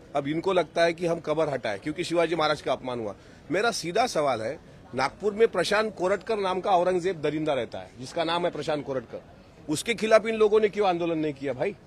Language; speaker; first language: Hindi; non-native, local second language; Marathi